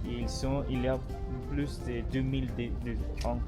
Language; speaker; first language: French; non-native, learner; Spanish